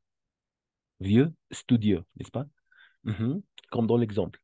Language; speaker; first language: French; non-native, fluent; Spanish